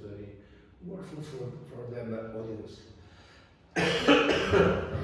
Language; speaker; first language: English; non-native, fluent; Italian